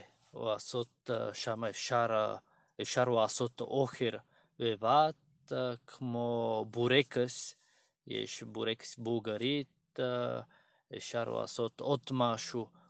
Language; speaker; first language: Hebrew; non-native, learner; Bulgarian